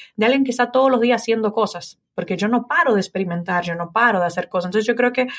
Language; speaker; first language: Spanish; native; Spanish